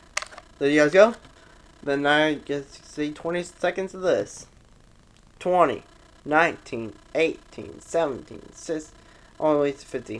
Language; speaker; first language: English; native; English